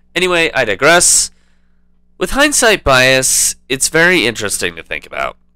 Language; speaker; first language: English; native; English